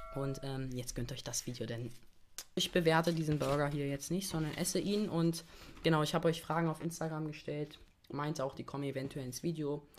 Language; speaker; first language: German; native; German